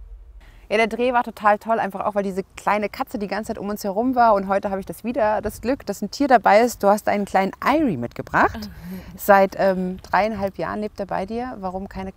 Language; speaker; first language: German; native; German